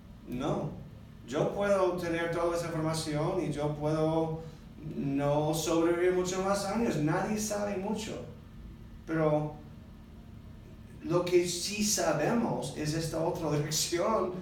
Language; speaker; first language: Spanish; non-native, learner; English